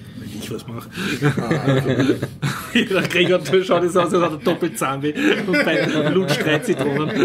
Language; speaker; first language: German; native; German